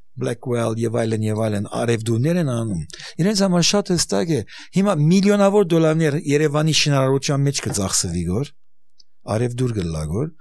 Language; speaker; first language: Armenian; early bilingual, heritage; Armenian